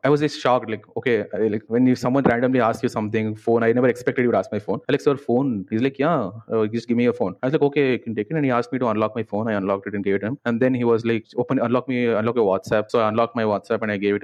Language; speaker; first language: English; non-native, local second language; Kannada